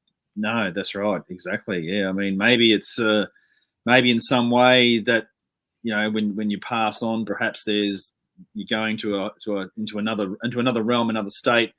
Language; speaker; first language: English; native; English